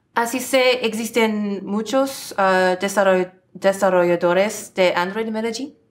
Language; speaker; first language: Spanish; non-native, learner; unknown